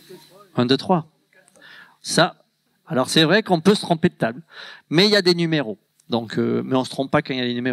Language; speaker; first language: French; native; French